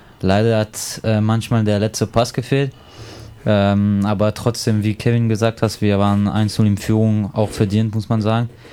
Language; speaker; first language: German; non-native, fluent; French